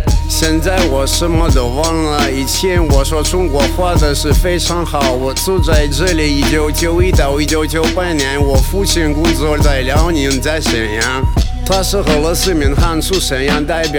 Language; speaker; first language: Chinese; non-native, learner; Russian